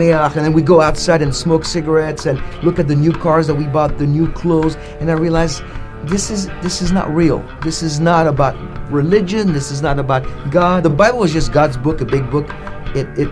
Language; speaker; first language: English; non-native, fluent; French